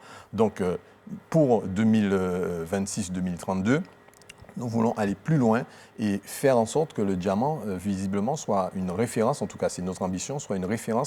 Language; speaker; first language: French; native; French